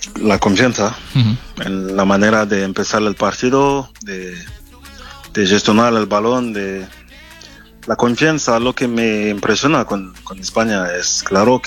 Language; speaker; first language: Spanish; non-native, fluent; French